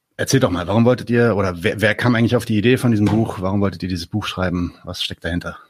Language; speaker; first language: German; early bilingual, other home language; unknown